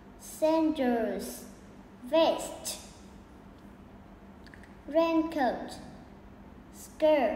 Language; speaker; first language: English; non-native, learner; Vietnamese